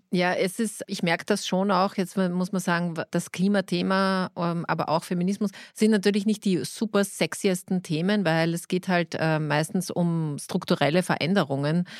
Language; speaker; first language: German; native; German